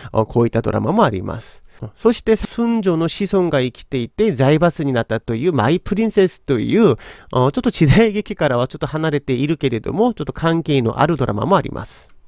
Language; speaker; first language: Japanese; non-native, fluent; Korean